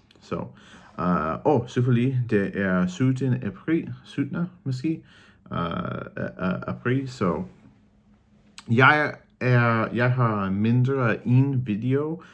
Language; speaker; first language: Danish; non-native, learner; English